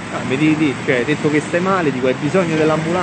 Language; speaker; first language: Italian; native; Italian